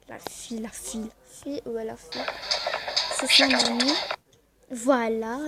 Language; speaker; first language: French; non-native, learner; Arabic